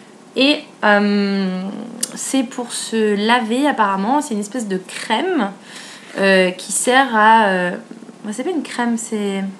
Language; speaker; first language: French; native; French